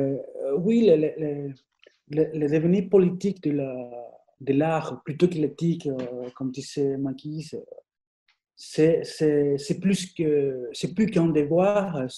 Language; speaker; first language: French; non-native, fluent; Spanish